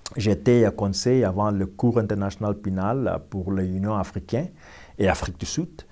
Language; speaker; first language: French; non-native, learner; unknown